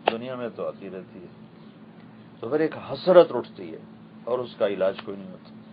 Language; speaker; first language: Urdu; non-native, local second language; Punjabi